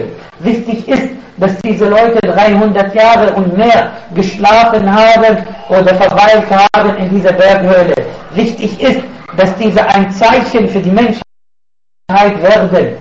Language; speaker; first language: German; non-native, fluent; Arabic